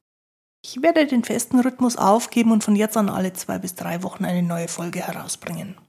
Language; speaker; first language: German; native; German